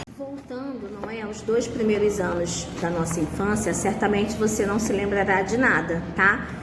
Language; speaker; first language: Portuguese; native; Portuguese